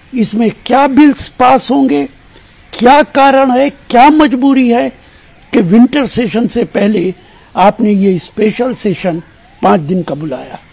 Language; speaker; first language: Hindi; native; Hindi